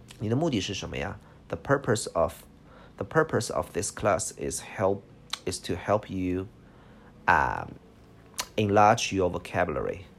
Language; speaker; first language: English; non-native, fluent; Chinese